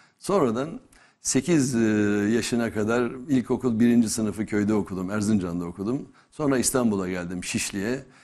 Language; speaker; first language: Turkish; native; Turkish